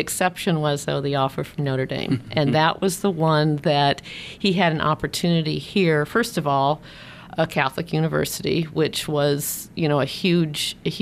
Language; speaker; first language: English; native; English